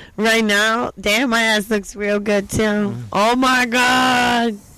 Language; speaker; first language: English; non-native, fluent; Portuguese